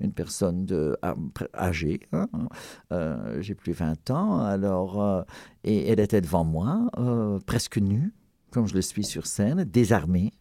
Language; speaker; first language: French; non-native, fluent; Dutch